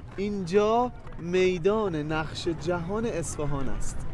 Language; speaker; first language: Persian; native; Persian